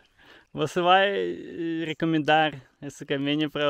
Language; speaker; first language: Portuguese; non-native, learner; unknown